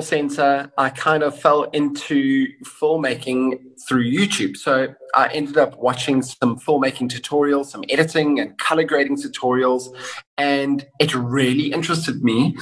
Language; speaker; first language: English; native; English